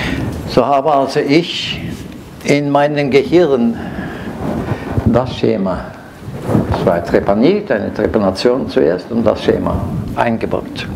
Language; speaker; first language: German; non-native, fluent; Norwegian